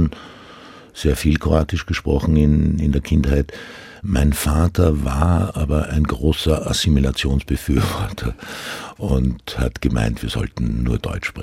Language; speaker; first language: German; non-native, local second language; Croatian